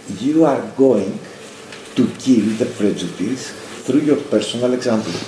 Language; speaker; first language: English; non-native, fluent; Greek